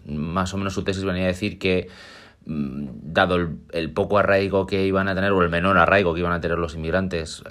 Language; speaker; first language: Spanish; native; Spanish